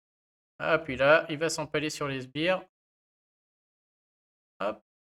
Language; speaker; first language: French; native; French